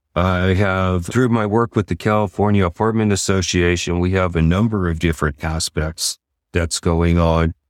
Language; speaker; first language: English; native; English